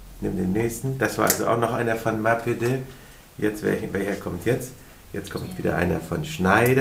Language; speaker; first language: German; native; German